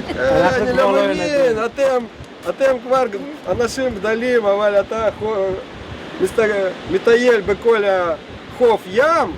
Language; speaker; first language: Hebrew; non-native, fluent; Russian